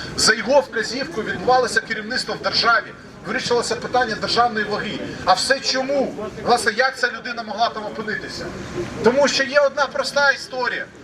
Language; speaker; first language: Ukrainian; native; Ukrainian